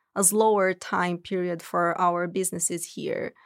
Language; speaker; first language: English; non-native, fluent; Portuguese